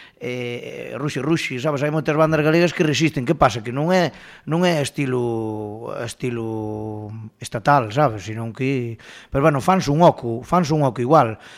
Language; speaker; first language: Galician; native; Galician